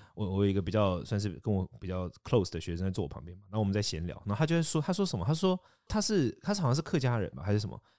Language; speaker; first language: Chinese; native; Chinese